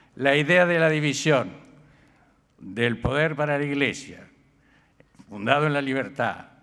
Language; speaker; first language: Spanish; native; Spanish